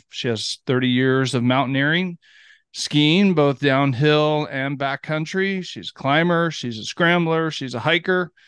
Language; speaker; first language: English; native; English